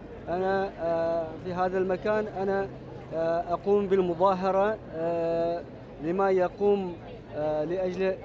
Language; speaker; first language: Arabic; non-native, learner; Uyghur